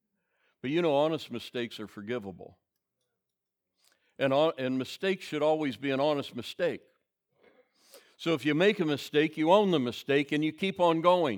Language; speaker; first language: English; native; English